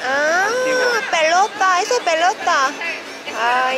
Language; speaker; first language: Spanish; non-native, learner; Korean